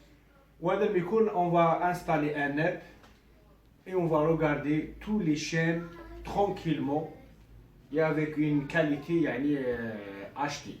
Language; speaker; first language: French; non-native, local second language; Arabic